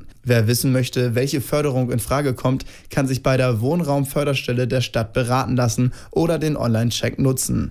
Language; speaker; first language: German; native; German